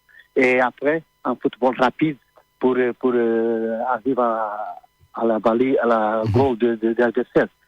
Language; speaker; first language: French; non-native, learner; Portuguese